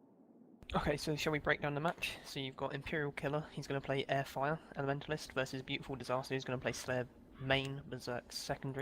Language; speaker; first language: English; native; English